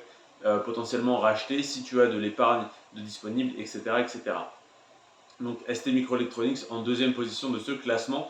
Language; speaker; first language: French; native; French